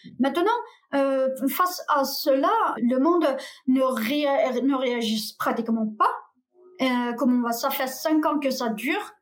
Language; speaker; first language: French; non-native, fluent; Uyghur